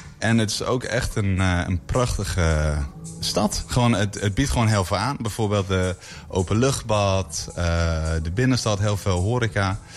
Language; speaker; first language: Dutch; early bilingual, heritage; English